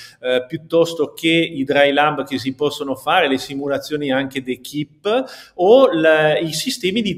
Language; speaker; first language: Italian; native; Italian